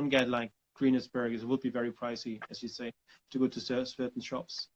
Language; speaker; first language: English; non-native, fluent; German